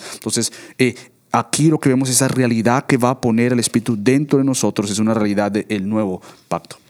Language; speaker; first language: Spanish; native; Spanish